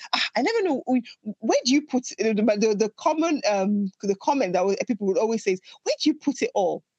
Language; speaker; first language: English; non-native, local second language; Yoruba